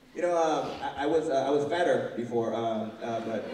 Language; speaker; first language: English; native; English